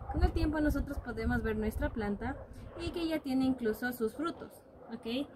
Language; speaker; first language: Spanish; native; Spanish